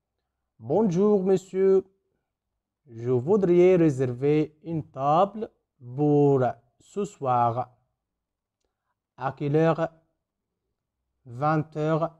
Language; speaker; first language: French; non-native, fluent; Arabic